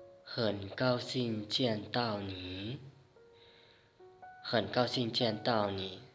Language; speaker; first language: Chinese; non-native, fluent; Hmong